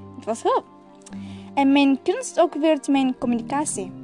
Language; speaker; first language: Dutch; non-native, learner; Turkish